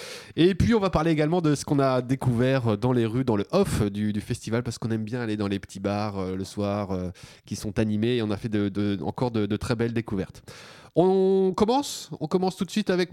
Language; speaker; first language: French; native; French